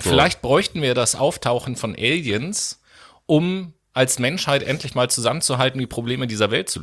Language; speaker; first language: German; native; German